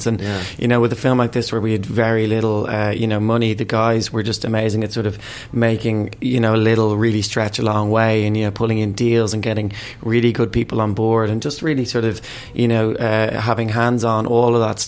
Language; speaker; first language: English; native; English